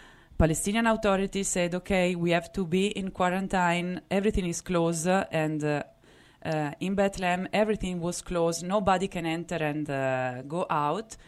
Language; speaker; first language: English; non-native, fluent; Italian